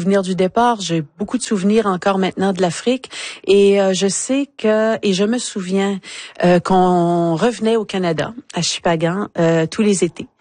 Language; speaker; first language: French; native; French